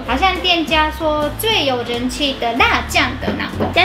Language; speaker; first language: Chinese; non-native, fluent; Japanese